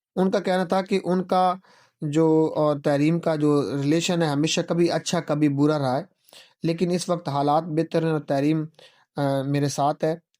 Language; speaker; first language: Urdu; non-native, local second language; Punjabi